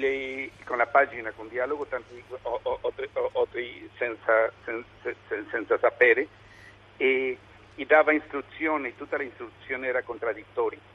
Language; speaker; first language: Italian; non-native, learner; Spanish